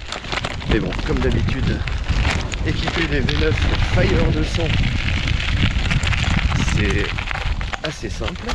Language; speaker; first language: French; native; French